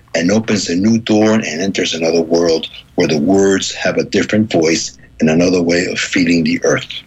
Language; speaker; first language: English; non-native, fluent; Spanish